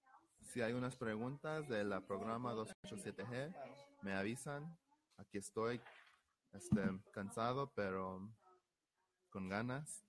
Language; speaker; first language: Spanish; early bilingual, heritage; Spanish